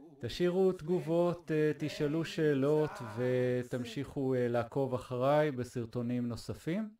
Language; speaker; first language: Hebrew; native; Hebrew